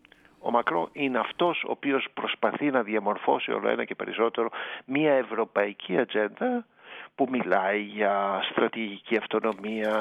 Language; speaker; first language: Greek; native; Greek